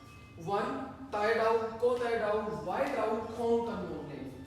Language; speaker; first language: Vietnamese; non-native, learner; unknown